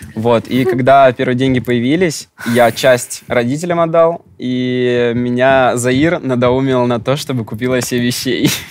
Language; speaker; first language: Russian; native; Russian